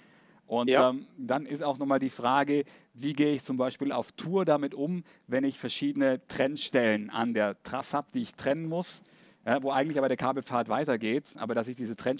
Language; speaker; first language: German; native; German